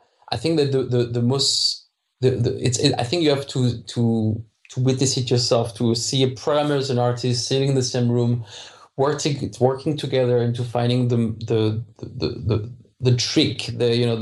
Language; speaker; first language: English; non-native, fluent; French